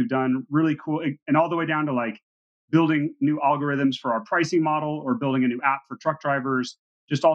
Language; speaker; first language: English; native; English